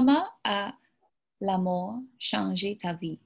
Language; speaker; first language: French; non-native, learner; English